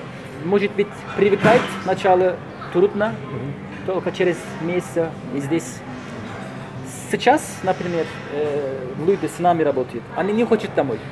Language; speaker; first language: Russian; non-native, local second language; Turkish